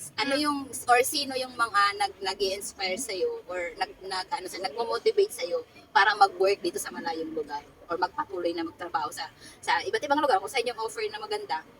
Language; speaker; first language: Filipino; native; Filipino